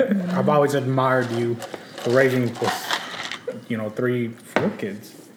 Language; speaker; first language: English; early bilingual, other home language; Spanish